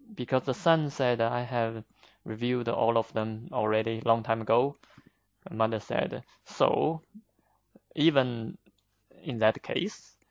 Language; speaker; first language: English; non-native, fluent; Chinese